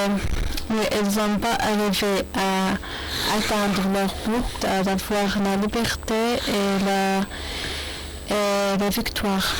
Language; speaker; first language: French; non-native, learner; Arabic